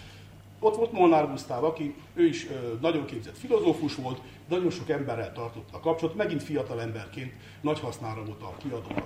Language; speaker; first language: Hungarian; native; Hungarian